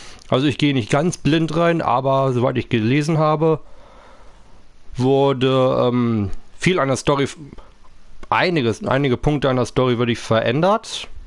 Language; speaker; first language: German; native; German